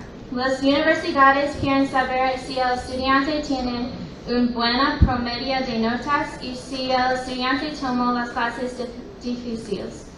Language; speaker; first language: Spanish; non-native, learner; English